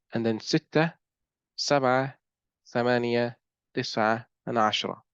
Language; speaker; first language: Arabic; non-native, fluent; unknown